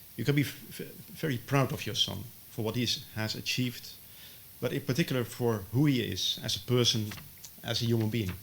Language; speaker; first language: English; non-native, fluent; Dutch